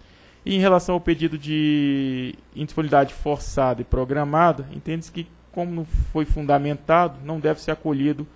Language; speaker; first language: Portuguese; native; Portuguese